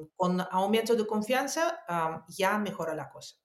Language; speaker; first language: Spanish; non-native, fluent; Russian